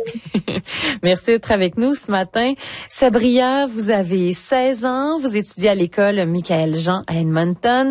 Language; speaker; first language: French; native; French